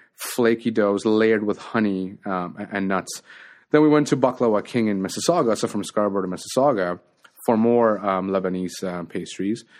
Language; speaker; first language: English; native; English